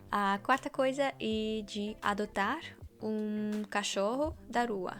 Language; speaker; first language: Portuguese; non-native, fluent; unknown